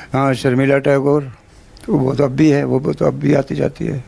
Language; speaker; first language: Hindi; native; Hindi